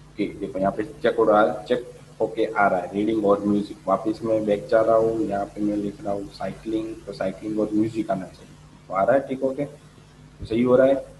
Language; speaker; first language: Hindi; non-native, local second language; Gujarati